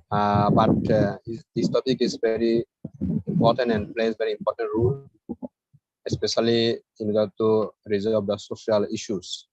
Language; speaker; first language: English; non-native, fluent; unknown